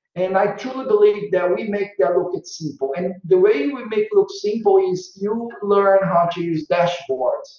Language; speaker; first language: English; non-native, fluent; Portuguese